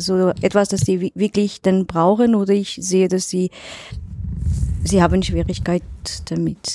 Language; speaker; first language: German; non-native, learner; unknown